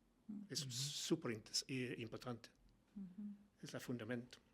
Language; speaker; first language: Spanish; non-native, learner; Swedish